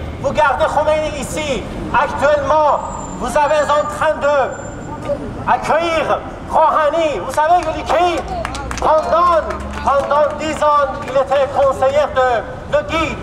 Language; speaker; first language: French; non-native, fluent; Kurdish